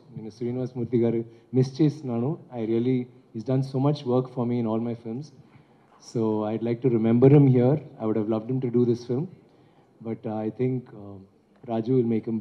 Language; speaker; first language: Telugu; non-native, learner; Tamil